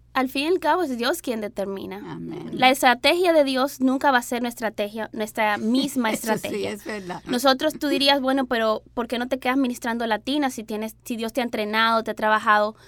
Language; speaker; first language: Spanish; native; Spanish